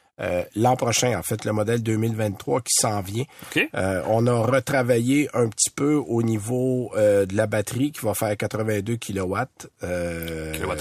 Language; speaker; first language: French; native; French